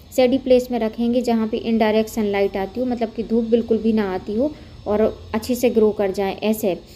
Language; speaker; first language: Hindi; non-native, local second language; Gujarati